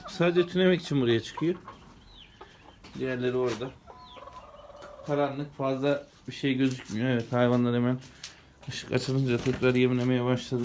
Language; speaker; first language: Turkish; native; Turkish